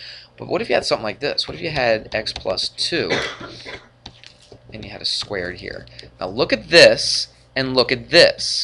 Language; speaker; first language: English; native; English